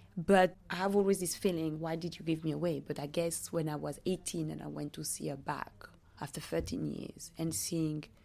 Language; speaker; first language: English; non-native, fluent; French